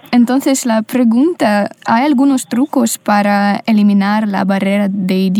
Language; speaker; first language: Spanish; non-native, fluent; Russian